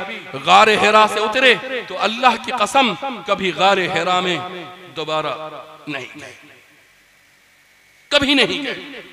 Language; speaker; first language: Urdu; native; Urdu